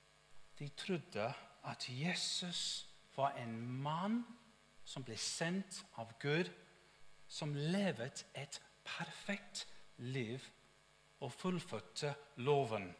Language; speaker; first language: Norwegian; non-native, fluent; English